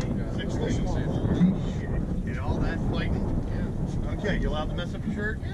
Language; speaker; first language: English; native; English